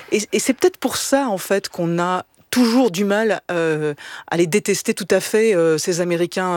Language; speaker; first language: French; native; French